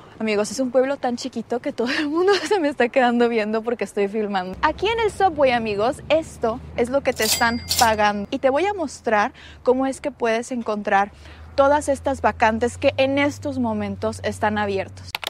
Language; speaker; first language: Spanish; native; Spanish